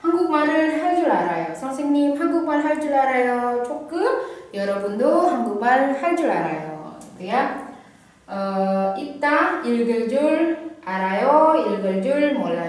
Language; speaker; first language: Korean; non-native, fluent; Indonesian